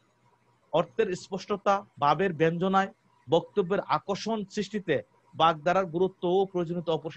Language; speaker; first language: Bangla; native; Bangla